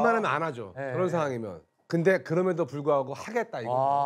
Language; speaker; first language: Korean; native; Korean